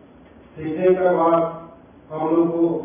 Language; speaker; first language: Hindi; non-native, local second language; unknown